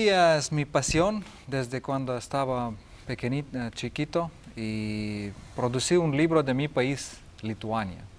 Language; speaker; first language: Spanish; non-native, learner; Lithuanian